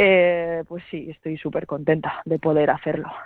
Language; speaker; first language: Spanish; native; Spanish